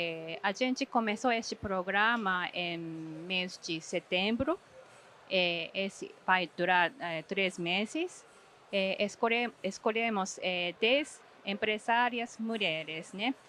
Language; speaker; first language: Portuguese; non-native, fluent; Japanese